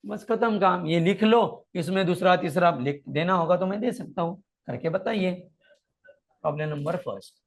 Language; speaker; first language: Hindi; non-native, local second language; Marathi